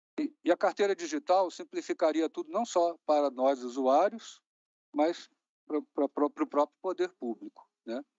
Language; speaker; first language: Portuguese; native; Portuguese